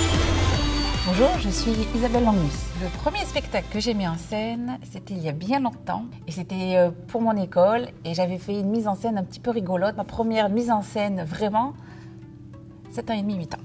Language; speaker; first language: French; native; French